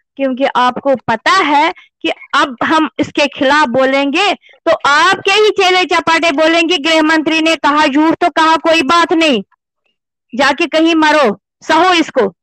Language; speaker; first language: Hindi; non-native, local second language; Kashmiri